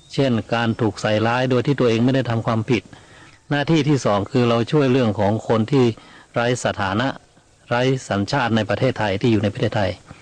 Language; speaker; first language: Thai; native; Thai